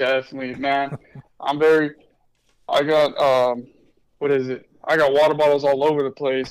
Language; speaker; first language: English; native; English